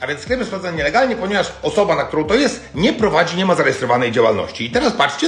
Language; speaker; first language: Polish; native; Polish